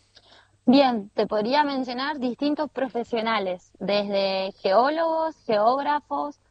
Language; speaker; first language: Spanish; native; Spanish